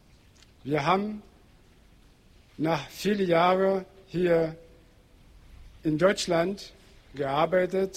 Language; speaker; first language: German; non-native, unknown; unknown